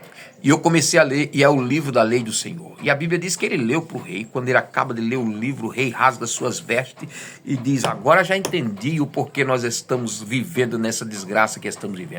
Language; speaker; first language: Portuguese; native; Portuguese